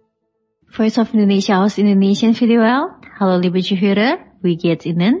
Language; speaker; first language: German; non-native, fluent; Indonesian